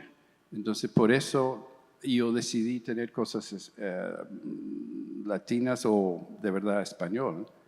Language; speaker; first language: Spanish; early bilingual, heritage; English